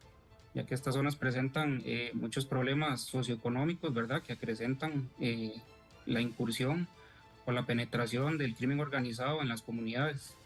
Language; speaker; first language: Spanish; native; Spanish